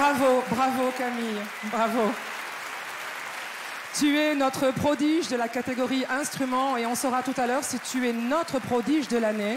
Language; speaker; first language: French; native; French